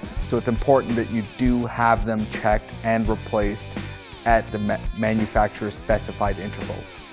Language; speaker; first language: English; native; English